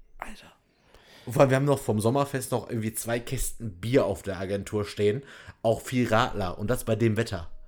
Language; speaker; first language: German; native; German